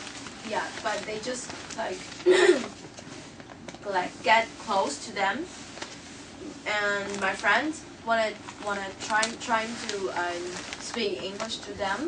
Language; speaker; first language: English; non-native, local second language; Chinese